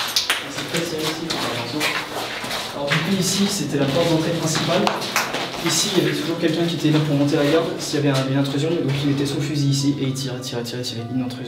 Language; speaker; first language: French; native; French